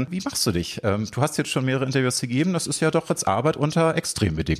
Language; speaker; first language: German; native; German